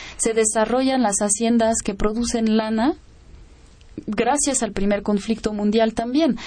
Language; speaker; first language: Spanish; non-native, fluent; French